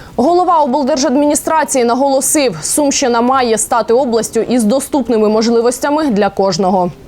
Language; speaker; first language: Ukrainian; native; Ukrainian